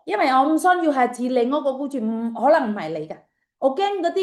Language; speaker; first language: Chinese; non-native, fluent; Indonesian